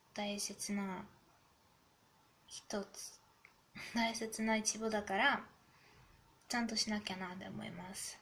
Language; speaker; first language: Japanese; non-native, fluent; German